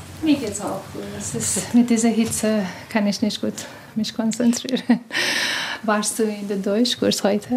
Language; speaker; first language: German; non-native, fluent; Persian